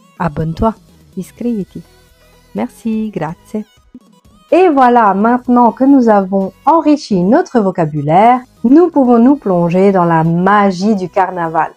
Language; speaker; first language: French; non-native, fluent; Italian